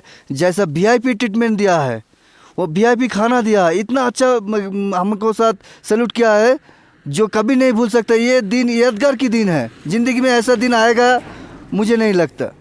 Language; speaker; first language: Hindi; non-native, local second language; Bangla